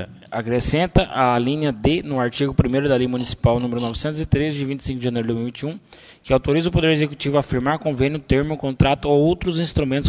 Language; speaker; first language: Portuguese; native; Portuguese